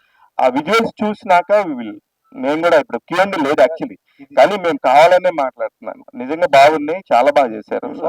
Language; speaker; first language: Telugu; native; Telugu